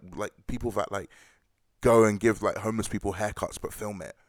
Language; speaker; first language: English; early bilingual, other home language; Krio